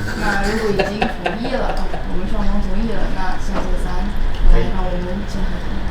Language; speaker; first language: Chinese; non-native, fluent; Indonesian